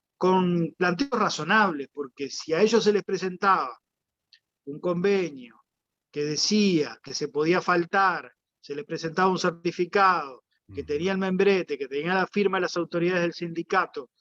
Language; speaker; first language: Spanish; native; Spanish